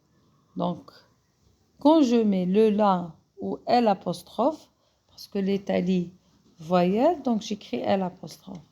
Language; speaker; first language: French; non-native, fluent; Arabic